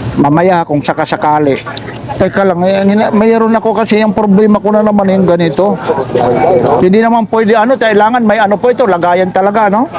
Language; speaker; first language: Filipino; non-native, local second language; Cebuano